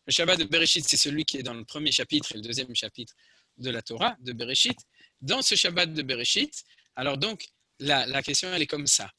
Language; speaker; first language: French; native; French